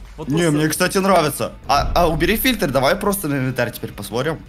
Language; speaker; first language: Russian; native; Russian